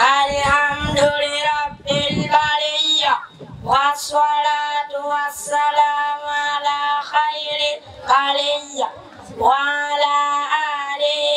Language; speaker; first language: Arabic; non-native, learner; Swahili